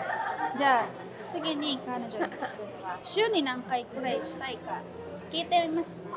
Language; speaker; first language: Japanese; non-native, fluent; Filipino